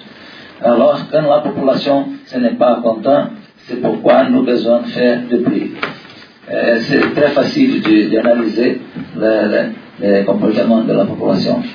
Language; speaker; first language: French; non-native, learner; Portuguese